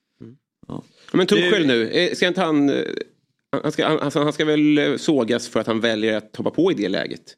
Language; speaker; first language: Swedish; native; Swedish